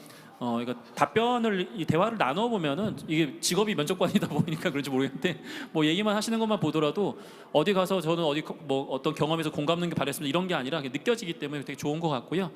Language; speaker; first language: Korean; native; Korean